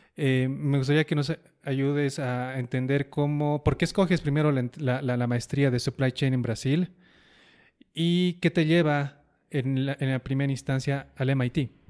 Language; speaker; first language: Spanish; native; Spanish